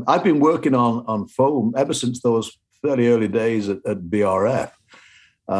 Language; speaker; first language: English; native; English